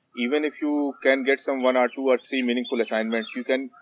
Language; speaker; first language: English; non-native, local second language; Hindi